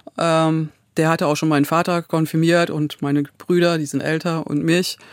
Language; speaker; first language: German; native; German